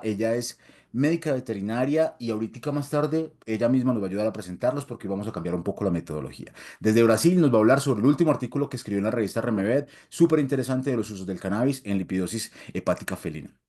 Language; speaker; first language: Spanish; native; Spanish